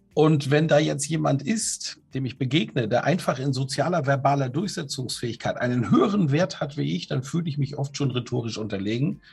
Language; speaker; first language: German; native; German